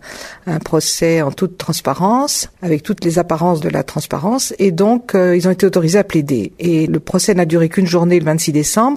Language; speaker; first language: French; native; French